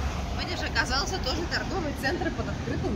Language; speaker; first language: Russian; native; Russian